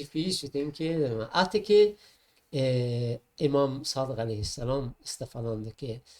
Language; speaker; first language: Portuguese; non-native, learner; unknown